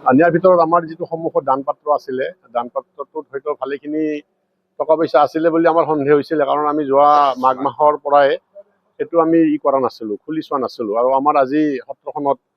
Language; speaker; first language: Assamese; native; Assamese